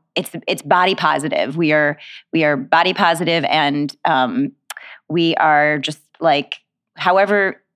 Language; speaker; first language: English; native; English